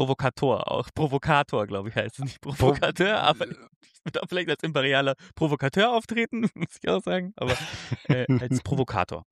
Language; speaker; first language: German; native; German